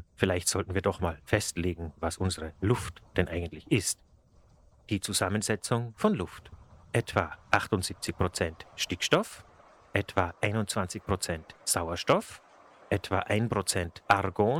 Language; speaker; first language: German; native; German